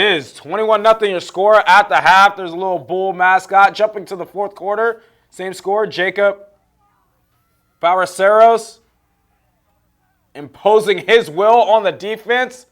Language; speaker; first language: English; native; English